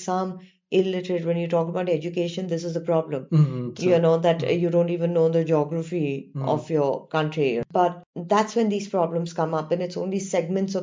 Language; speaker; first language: English; non-native, local second language; Gujarati